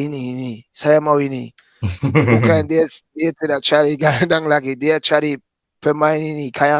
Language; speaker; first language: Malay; non-native, fluent; English